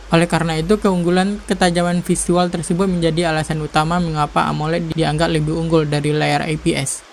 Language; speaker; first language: Indonesian; native; Indonesian